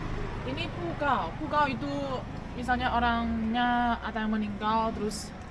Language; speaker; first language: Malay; non-native, fluent; Chinese